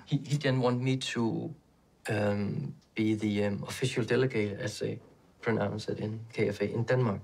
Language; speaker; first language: English; non-native, fluent; Danish